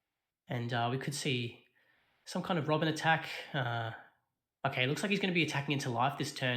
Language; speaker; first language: English; native; English